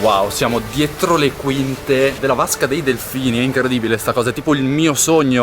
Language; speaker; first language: Italian; native; Italian